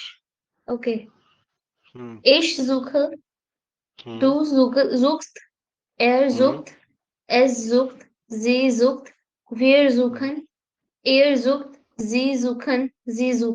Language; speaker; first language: German; non-native, learner; Hindi